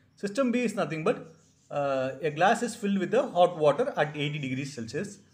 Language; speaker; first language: English; non-native, local second language; Tamil